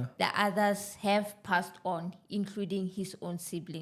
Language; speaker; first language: English; non-native, local second language; Zulu